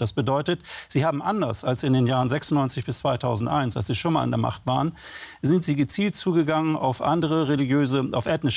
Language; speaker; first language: German; native; German